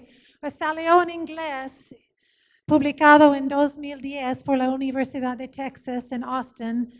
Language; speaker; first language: Spanish; non-native, fluent; English